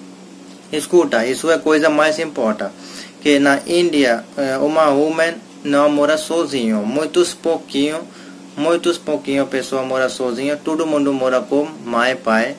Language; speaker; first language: Portuguese; non-native, learner; Hindi